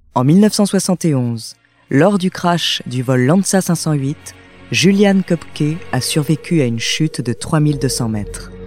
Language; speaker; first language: French; native; French